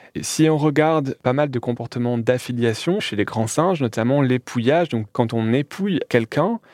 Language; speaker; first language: French; native; French